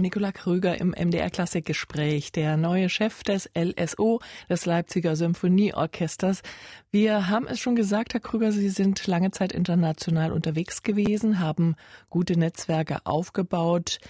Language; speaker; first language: German; native; German